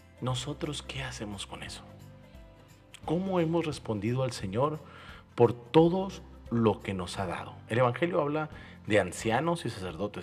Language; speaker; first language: Spanish; native; Spanish